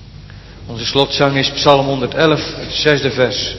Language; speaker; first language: Dutch; native; Dutch